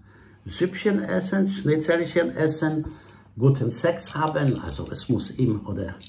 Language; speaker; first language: German; non-native, fluent; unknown